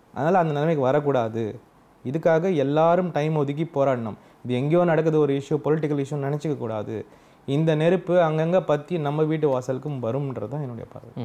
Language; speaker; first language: Tamil; native; Tamil